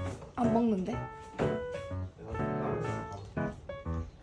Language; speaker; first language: Korean; native; Korean